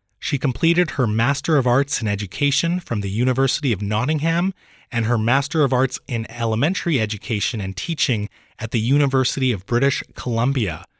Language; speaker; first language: English; early bilingual, other home language; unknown